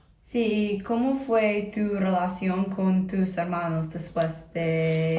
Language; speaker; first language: Spanish; non-native, fluent; English